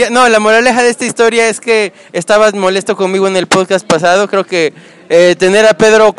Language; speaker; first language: Spanish; native; Spanish